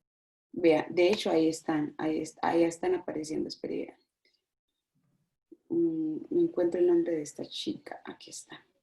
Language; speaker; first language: Spanish; native; Spanish